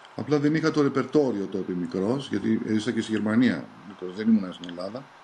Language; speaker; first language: Greek; early bilingual, heritage; Greek